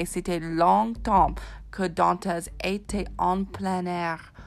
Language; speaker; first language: French; non-native, fluent; English